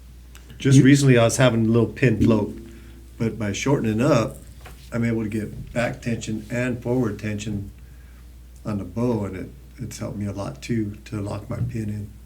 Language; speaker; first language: English; native; English